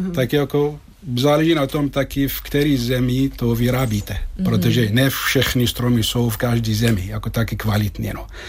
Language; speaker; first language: Czech; non-native, fluent; Arabic